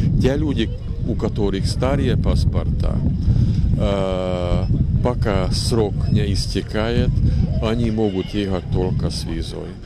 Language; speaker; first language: Russian; non-native, learner; Hungarian